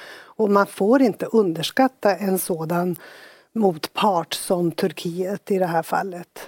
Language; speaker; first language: Swedish; native; Swedish